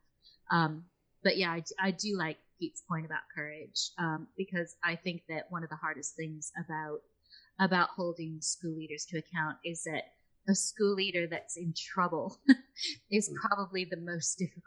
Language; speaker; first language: English; native; English